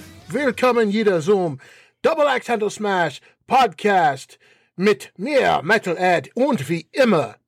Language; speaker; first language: German; non-native, learner; English